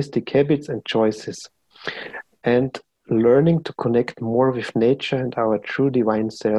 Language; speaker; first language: English; non-native, fluent; German